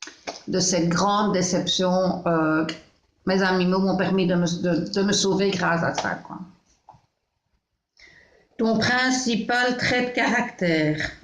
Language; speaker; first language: French; native; French